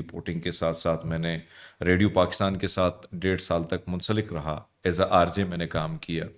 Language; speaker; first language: Urdu; non-native, local second language; Punjabi